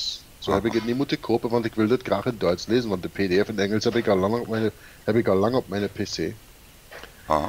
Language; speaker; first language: Dutch; non-native, fluent; German